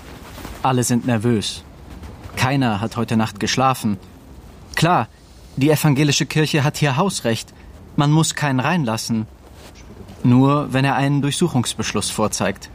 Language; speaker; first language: German; native; German